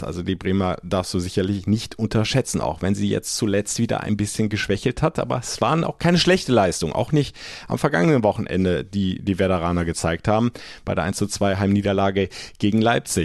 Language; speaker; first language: German; native; German